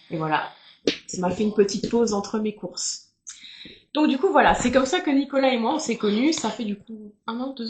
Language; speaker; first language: French; native; French